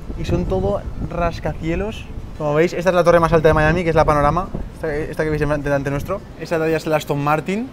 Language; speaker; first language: Spanish; native; Spanish